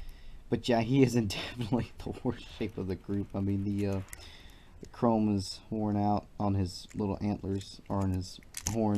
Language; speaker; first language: English; native; English